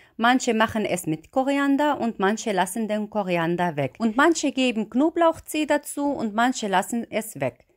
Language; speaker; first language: German; non-native, fluent; Arabic